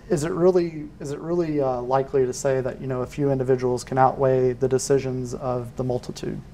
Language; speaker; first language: English; native; English